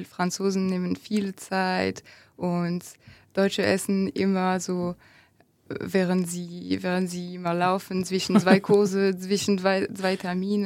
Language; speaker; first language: German; non-native, fluent; French